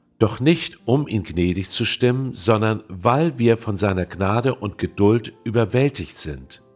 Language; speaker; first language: German; native; German